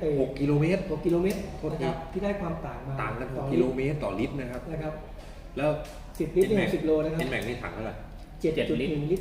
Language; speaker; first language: Thai; native; Thai